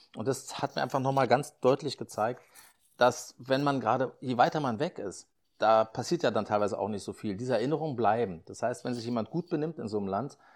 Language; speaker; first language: German; native; German